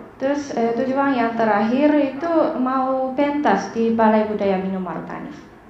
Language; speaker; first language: Indonesian; non-native, fluent; Japanese